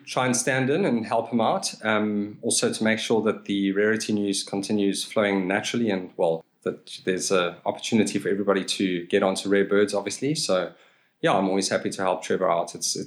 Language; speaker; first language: English; native; English